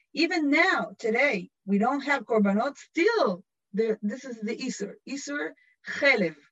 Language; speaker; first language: English; non-native, fluent; Hebrew